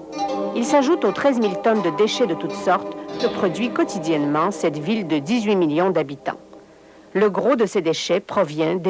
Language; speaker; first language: French; native; French